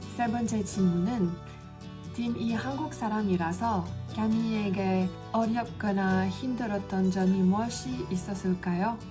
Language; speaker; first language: Korean; non-native, fluent; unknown